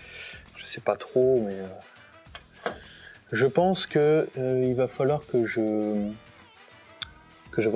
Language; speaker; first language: French; native; French